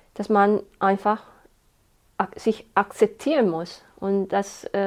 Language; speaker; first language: German; non-native, fluent; Spanish